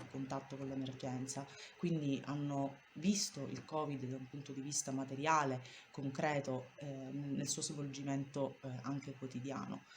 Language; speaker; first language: Italian; native; Italian